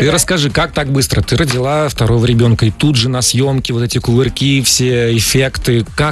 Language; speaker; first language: Russian; native; Russian